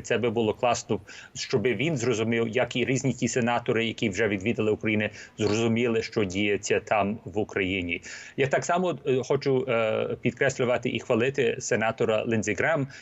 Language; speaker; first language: Ukrainian; early bilingual, heritage; Ukrainian